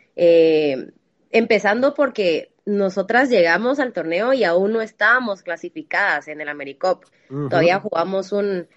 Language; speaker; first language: Spanish; native; Spanish